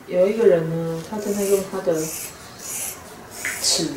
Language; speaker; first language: Chinese; native; Chinese